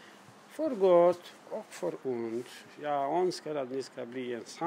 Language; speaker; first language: Swedish; non-native, learner; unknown